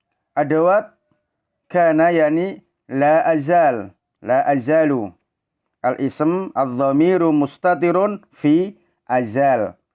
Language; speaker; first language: Arabic; non-native, fluent; Indonesian